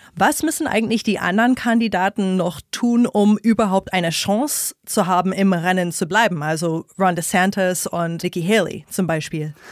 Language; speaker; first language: German; non-native, fluent; English